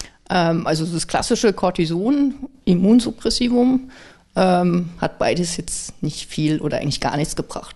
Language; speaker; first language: German; native; German